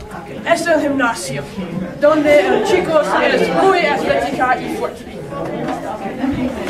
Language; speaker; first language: Spanish; non-native, learner; English